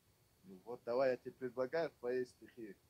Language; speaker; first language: Russian; non-native, local second language; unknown